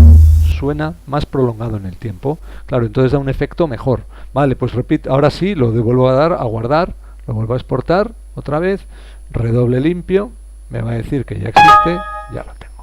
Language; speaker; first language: Spanish; native; Spanish